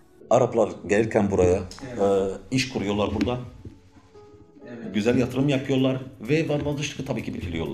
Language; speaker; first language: Turkish; non-native, learner; Arabic